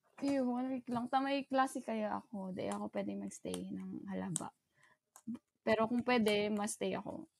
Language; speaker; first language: Filipino; non-native, local second language; Bikol